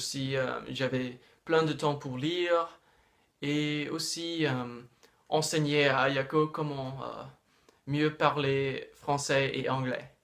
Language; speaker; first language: French; non-native, fluent; English